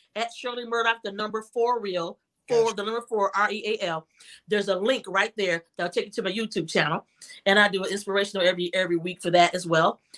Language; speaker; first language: English; native; English